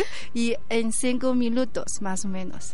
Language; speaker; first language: Spanish; non-native, learner; Chinese